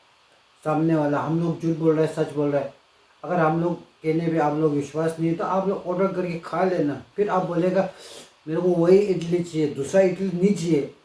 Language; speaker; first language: Hindi; non-native, local second language; Tibetan